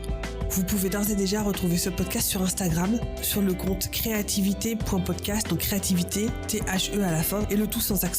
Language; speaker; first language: French; native; French